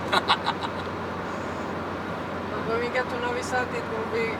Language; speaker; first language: English; non-native, fluent; Croatian